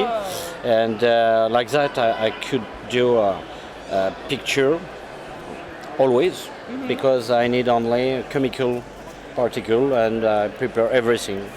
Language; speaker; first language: English; non-native, fluent; French